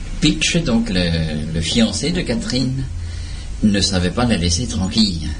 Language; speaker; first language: French; native; French